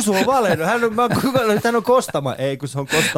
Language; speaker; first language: Finnish; early bilingual, other home language; Persian